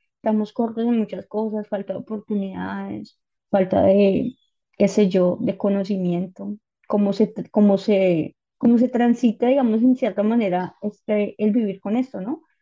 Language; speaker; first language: Spanish; native; Spanish